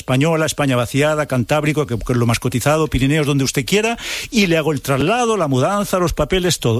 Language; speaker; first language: Spanish; native; Spanish